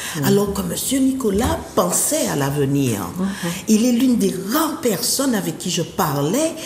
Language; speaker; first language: French; native; French